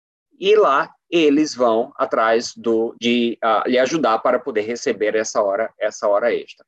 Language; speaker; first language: Portuguese; native; Portuguese